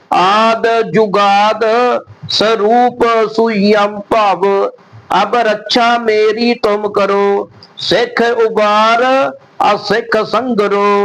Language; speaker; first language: Hindi; non-native, local second language; Punjabi